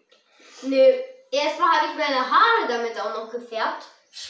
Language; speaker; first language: German; early bilingual, other home language; Russian